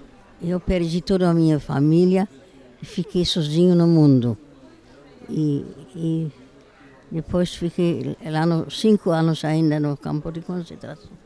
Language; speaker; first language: Portuguese; non-native, fluent; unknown